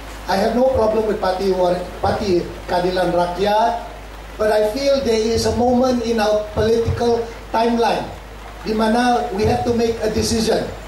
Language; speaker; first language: English; non-native, local second language; Central Dusun